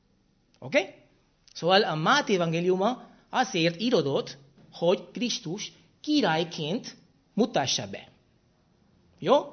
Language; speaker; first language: Hungarian; non-native, fluent; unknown